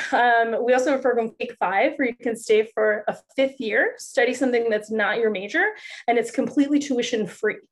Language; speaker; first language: English; native; English